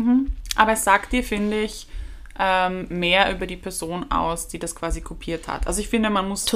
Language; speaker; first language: German; native; German